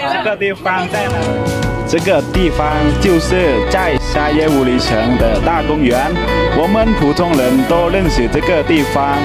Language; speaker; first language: Chinese; non-native, learner; Lao